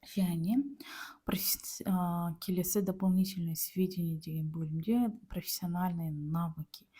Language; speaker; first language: Russian; non-native, local second language; Kazakh